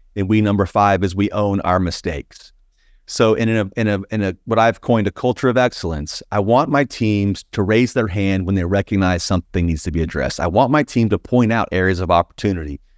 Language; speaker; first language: English; native; English